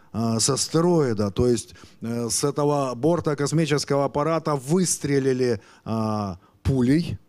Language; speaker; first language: Russian; native; Russian